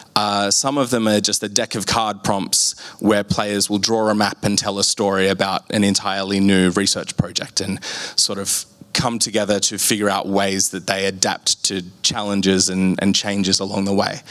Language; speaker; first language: English; native; English